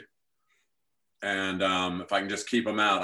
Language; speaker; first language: English; native; English